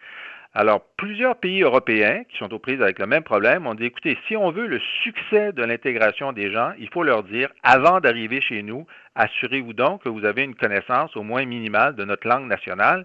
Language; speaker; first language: French; native; French